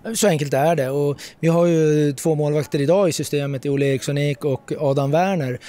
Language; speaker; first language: Swedish; native; Swedish